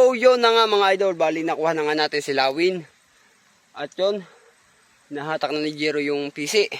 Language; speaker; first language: Filipino; native; Filipino